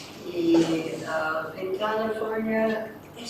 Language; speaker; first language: Spanish; non-native, fluent; English